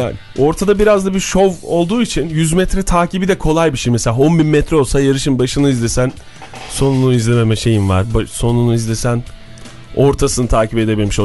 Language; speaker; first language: Turkish; native; Turkish